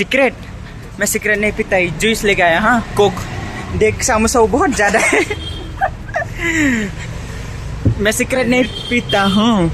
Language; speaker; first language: Hindi; non-native, local second language; Khasi